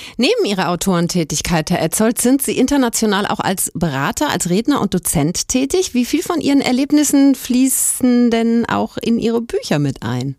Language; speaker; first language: German; native; German